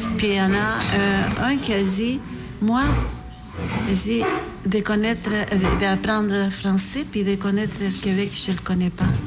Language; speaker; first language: French; non-native, fluent; Spanish